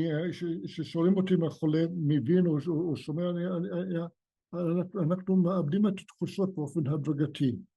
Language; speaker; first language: Hebrew; non-native, fluent; English